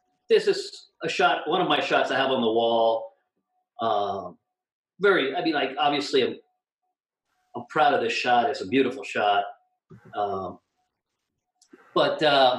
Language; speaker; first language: English; non-native, fluent; Spanish